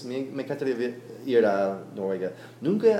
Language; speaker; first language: Spanish; non-native, learner; English